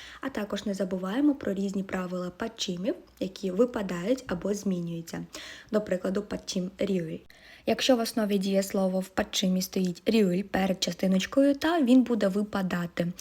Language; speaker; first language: Ukrainian; native; Ukrainian